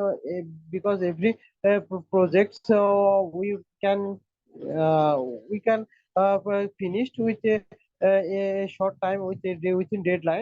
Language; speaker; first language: English; non-native, learner; Bangla